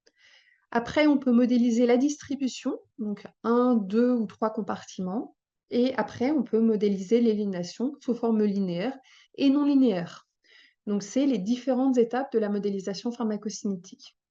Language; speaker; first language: French; native; French